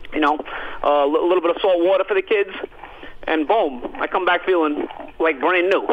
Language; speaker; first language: English; early bilingual, other home language; Italian